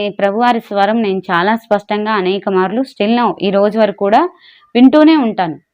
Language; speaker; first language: Telugu; non-native, local second language; Urdu